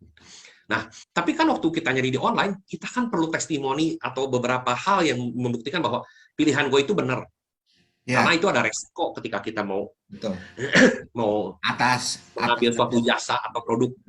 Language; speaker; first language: Indonesian; native; Indonesian